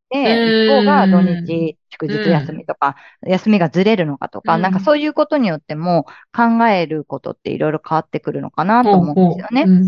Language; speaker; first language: Japanese; native; Japanese